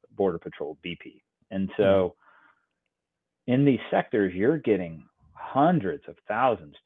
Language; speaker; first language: English; native; English